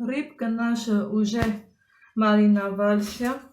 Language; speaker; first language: Russian; non-native, local second language; Armenian